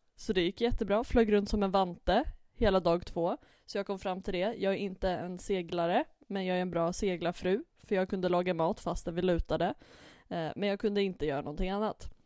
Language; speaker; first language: Swedish; native; Swedish